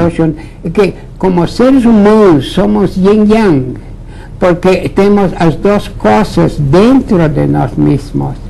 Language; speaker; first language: Portuguese; non-native, fluent; Latvian